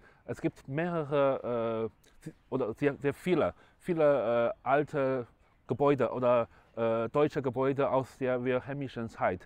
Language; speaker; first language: German; non-native, fluent; Chinese